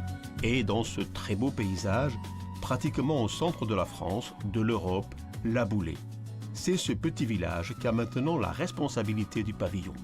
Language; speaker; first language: French; native; French